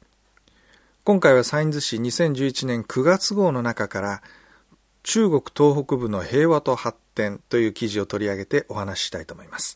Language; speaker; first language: Japanese; native; Japanese